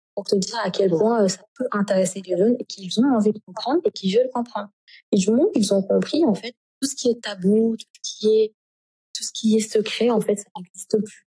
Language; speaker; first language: French; non-native, local second language; Wolof